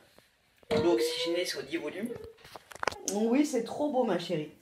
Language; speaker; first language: French; native; French